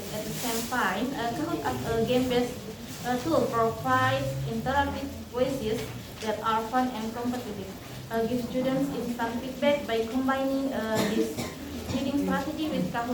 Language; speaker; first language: English; non-native, learner; Indonesian